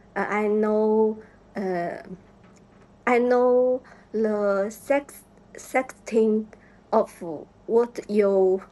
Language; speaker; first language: English; non-native, learner; Chinese